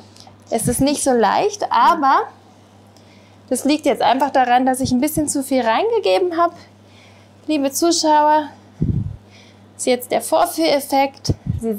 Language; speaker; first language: German; native; German